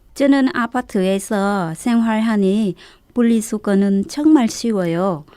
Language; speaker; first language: Korean; non-native, fluent; Vietnamese